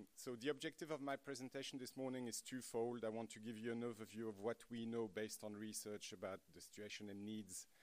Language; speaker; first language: English; non-native, fluent; French